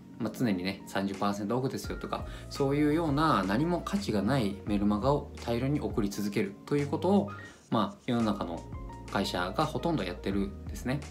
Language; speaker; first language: Japanese; native; Japanese